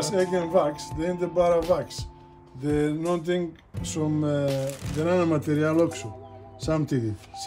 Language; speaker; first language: Swedish; non-native, fluent; Portuguese